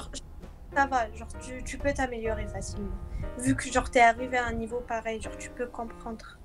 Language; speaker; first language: French; non-native, local second language; Arabic